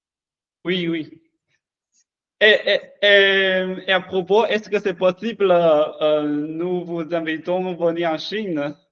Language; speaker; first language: French; non-native, learner; Chinese